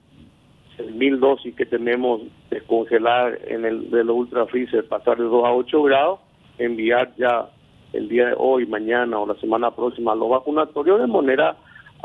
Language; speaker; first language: Spanish; native; Spanish